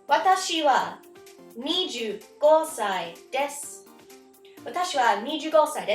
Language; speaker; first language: Japanese; non-native, fluent; English